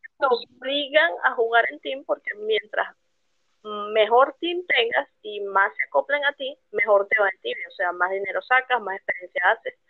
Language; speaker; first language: Spanish; native; Spanish